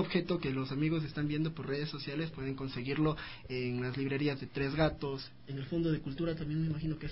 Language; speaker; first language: Spanish; native; Spanish